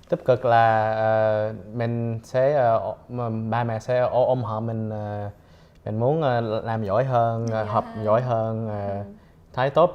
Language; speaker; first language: Vietnamese; early bilingual, heritage; Vietnamese